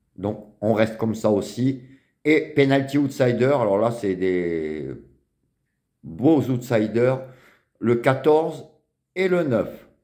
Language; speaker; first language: French; native; French